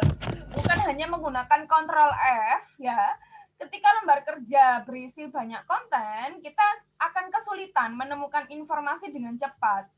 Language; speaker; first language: Indonesian; native; Indonesian